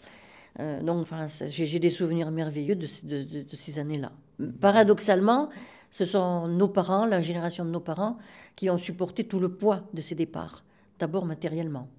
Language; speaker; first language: French; native; French